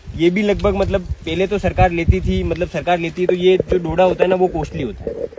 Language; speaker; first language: Hindi; native; Hindi